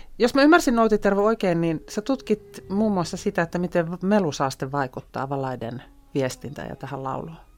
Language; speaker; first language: Finnish; native; Finnish